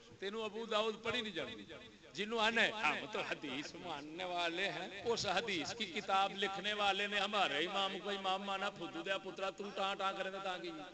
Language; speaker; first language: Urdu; non-native, local second language; Saraiki